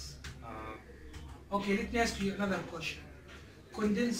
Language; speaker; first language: English; non-native, learner; Arabic